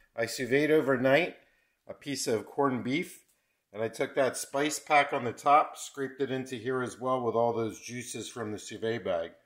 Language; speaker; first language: English; native; English